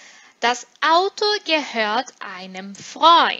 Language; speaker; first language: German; non-native, fluent; Portuguese